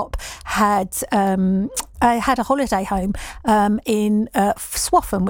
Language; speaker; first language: English; native; English